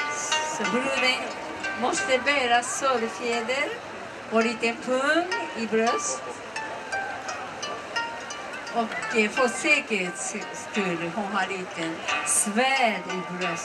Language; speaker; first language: Swedish; non-native, learner; Japanese